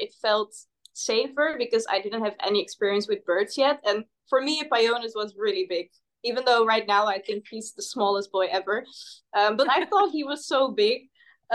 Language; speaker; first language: English; non-native, fluent; Dutch